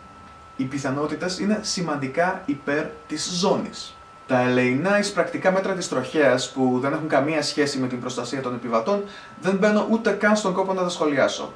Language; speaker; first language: Greek; native; Greek